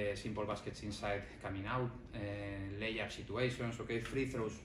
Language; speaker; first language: English; non-native, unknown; Spanish